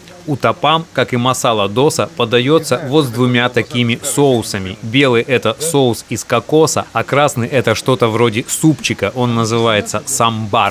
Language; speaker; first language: Russian; native; Russian